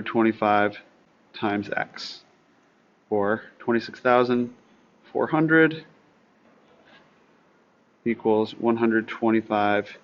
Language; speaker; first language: English; native; English